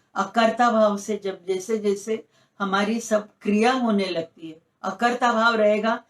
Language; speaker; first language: Hindi; non-native, local second language; Marathi